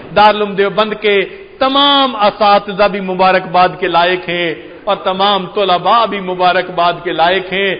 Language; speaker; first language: Urdu; non-native, local second language; Punjabi